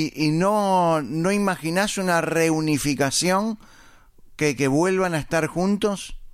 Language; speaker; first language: Spanish; native; Spanish